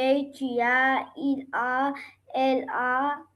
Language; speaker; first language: French; non-native, learner; Arabic